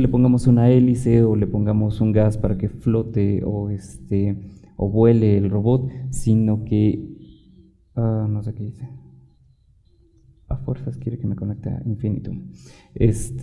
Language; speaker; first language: Spanish; native; Spanish